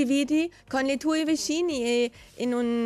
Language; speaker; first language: Italian; non-native, learner; German